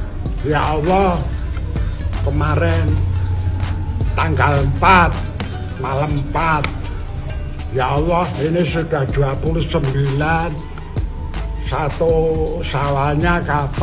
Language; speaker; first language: Indonesian; non-native, local second language; Javanese